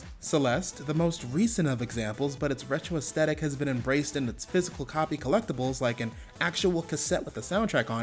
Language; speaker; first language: English; native; English